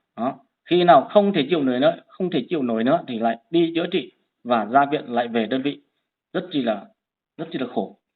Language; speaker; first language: Vietnamese; non-native, local second language; Hmong